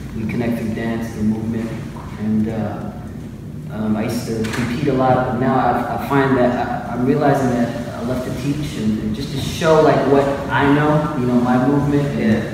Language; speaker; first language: English; native; English